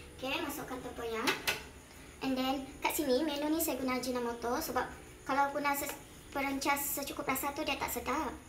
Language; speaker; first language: Malay; non-native, local second language; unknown